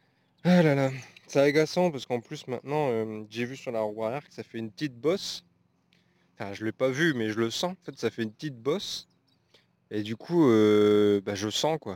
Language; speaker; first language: French; native; French